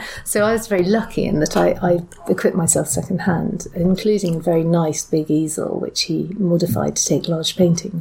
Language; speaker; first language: English; native; English